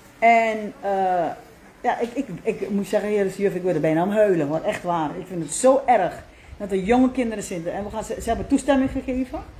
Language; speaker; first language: Dutch; native; Dutch